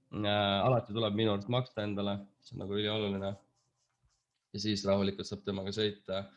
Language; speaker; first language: Estonian; native; Estonian